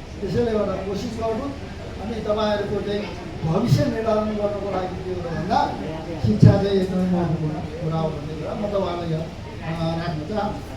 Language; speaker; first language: Nepali; non-native, local second language; Eastern Tamang